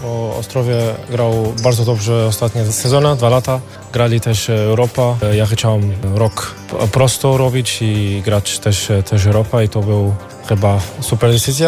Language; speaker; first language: Polish; non-native, learner; Portuguese